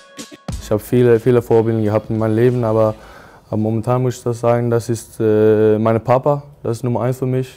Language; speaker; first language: German; non-native, learner; Swedish